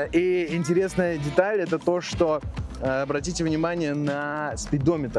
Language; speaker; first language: Russian; native; Russian